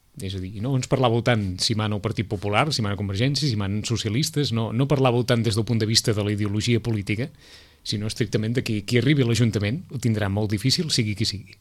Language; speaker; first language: Catalan; native; Catalan